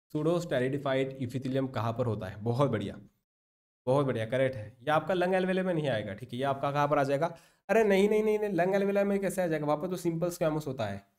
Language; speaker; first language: Hindi; non-native, local second language; Marathi